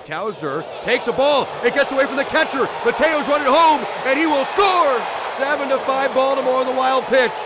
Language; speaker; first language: English; native; English